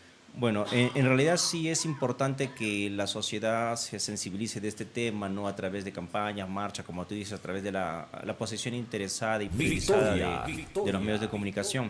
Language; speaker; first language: Spanish; native; Spanish